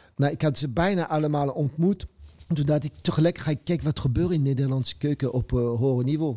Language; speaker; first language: Dutch; non-native, fluent; French